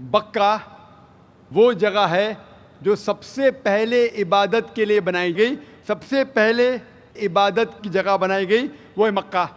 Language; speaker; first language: Hindi; native; Hindi